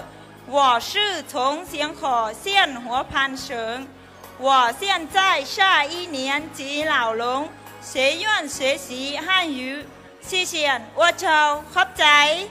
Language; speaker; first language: Chinese; non-native, learner; Lao